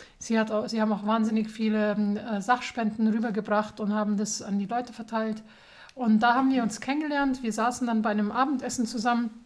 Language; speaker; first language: German; early bilingual, other home language; Persian